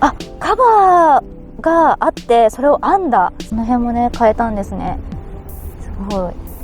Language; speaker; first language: Japanese; native; Japanese